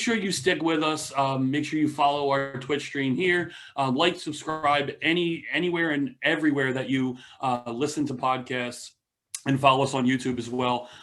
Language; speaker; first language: English; native; English